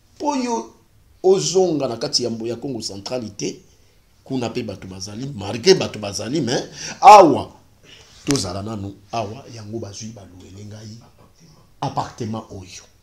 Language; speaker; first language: Lingala; non-native, local second language; Kongo